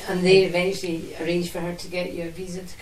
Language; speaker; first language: English; native; English